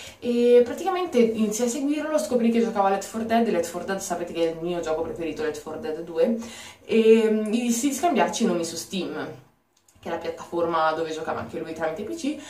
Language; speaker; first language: Italian; native; Italian